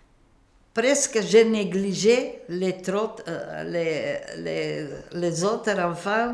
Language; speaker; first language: French; non-native, local second language; Macedonian